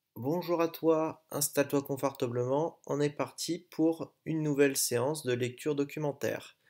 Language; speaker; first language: French; native; French